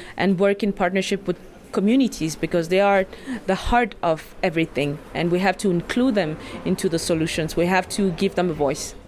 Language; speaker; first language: English; non-native, fluent; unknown